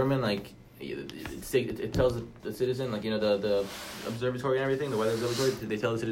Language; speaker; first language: English; non-native, local second language; Hebrew